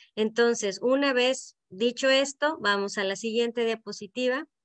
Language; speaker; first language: Spanish; native; Spanish